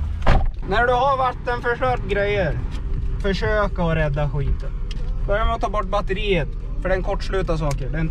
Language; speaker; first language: Swedish; native; Swedish